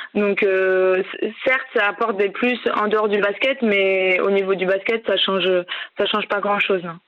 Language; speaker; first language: French; native; French